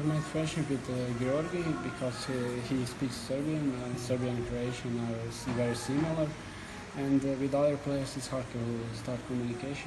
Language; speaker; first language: English; non-native, learner; Croatian